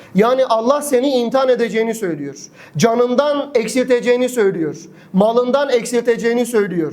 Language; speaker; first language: Turkish; native; Turkish